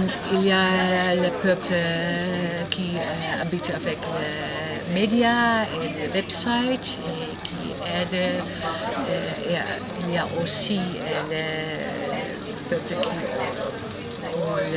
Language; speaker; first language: French; non-native, learner; Dutch